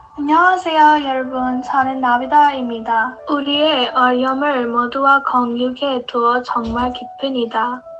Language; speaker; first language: Korean; non-native, learner; English